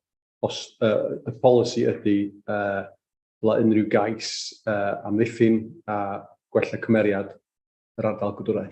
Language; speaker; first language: Welsh; native; Welsh